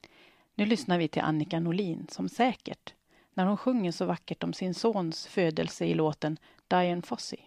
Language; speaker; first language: Swedish; native; Swedish